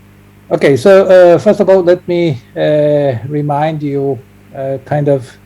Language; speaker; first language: English; non-native, fluent; Japanese